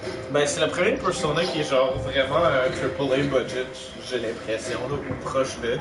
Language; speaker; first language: French; native; French